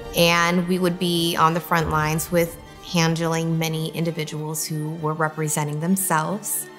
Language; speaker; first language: English; native; English